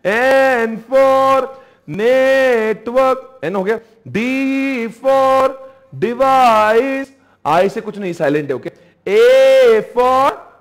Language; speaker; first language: Hindi; native; Hindi